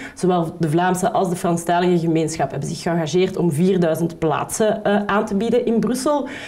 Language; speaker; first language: Dutch; native; Dutch